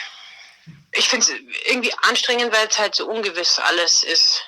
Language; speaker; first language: German; native; German